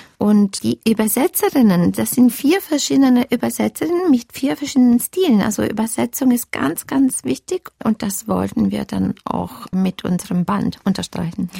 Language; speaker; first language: German; non-native, fluent; Italian